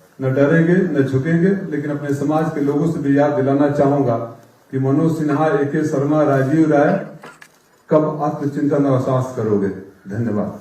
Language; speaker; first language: Hindi; native; Hindi